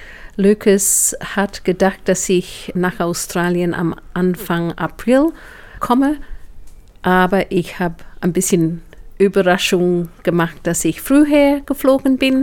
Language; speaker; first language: German; non-native, fluent; English